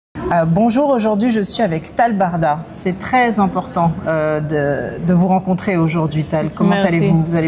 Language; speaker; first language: French; native; French